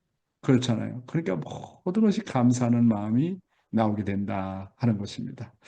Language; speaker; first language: Korean; native; Korean